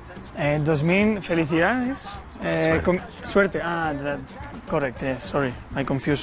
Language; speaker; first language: English; non-native, fluent; Spanish